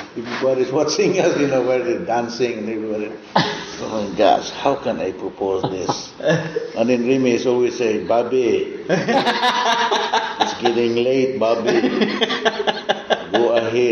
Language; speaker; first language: English; non-native, local second language; Cebuano